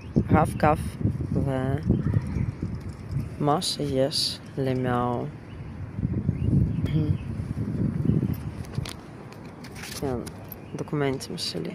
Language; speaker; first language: Hebrew; non-native, learner; Ukrainian